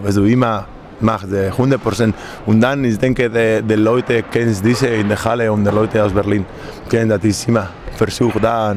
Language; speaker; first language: German; non-native, learner; Spanish